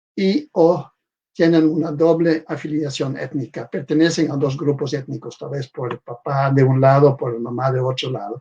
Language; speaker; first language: Spanish; non-native, fluent; Dutch